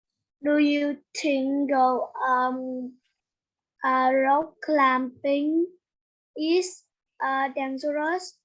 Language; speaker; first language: English; non-native, learner; Vietnamese